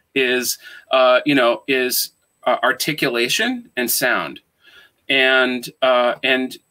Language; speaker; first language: English; native; English